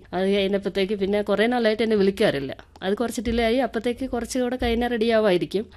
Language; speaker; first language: Malayalam; non-native, local second language; Telugu